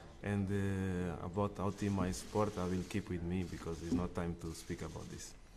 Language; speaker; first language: English; non-native, learner; Portuguese